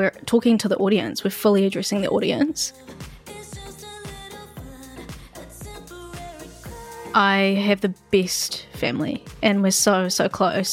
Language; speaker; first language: English; native; English